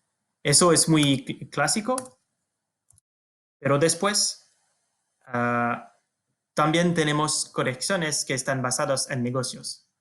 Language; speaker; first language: Spanish; non-native, fluent; French